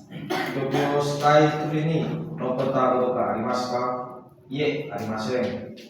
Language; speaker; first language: Japanese; non-native, learner; Indonesian